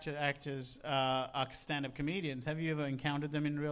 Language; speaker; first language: English; non-native, local second language; Sinhala